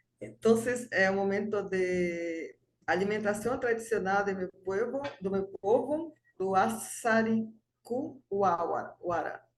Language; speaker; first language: Portuguese; non-native, fluent; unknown